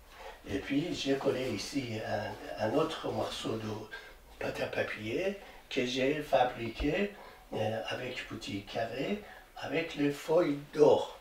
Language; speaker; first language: French; non-native, learner; Persian